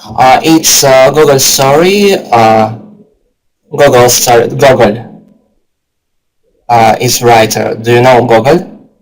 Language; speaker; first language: English; non-native, learner; Russian